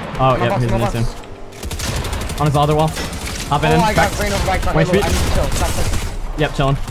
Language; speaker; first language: English; native; English